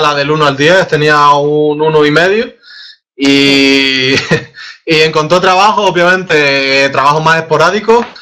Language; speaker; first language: Spanish; native; Spanish